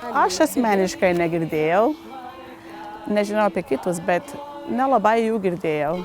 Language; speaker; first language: Lithuanian; early bilingual, heritage; English